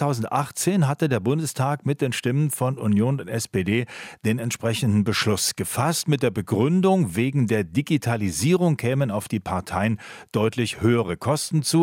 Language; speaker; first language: German; native; German